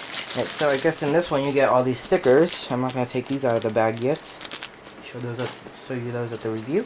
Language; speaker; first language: English; native; English